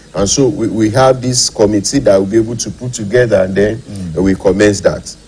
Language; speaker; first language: English; non-native, local second language; Yoruba